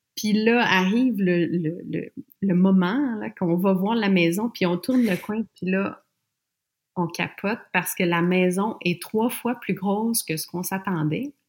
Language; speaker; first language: French; native; French